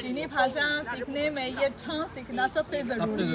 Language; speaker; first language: Hindi; non-native, fluent; Chinese